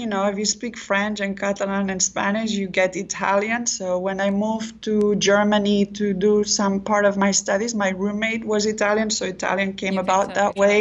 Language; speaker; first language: English; non-native, fluent; Catalan